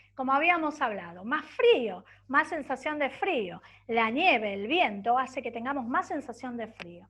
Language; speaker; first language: Spanish; native; Spanish